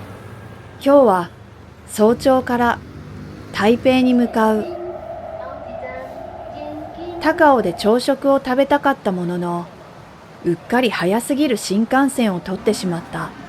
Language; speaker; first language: Japanese; native; Japanese